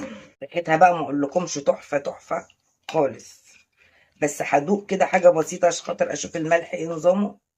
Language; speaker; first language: Arabic; native; Arabic